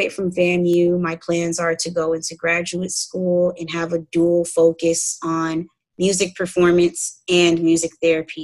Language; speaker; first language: English; native; English